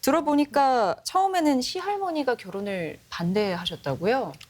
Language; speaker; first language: Korean; native; Korean